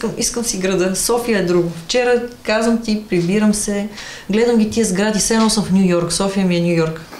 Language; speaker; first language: Bulgarian; early bilingual, other home language; Russian